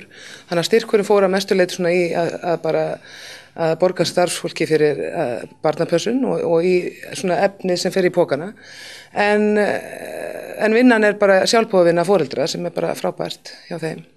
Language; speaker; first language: Icelandic; native; Icelandic